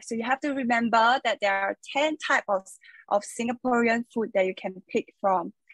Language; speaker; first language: English; native; English